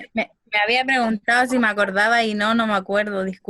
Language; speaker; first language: Spanish; native; Spanish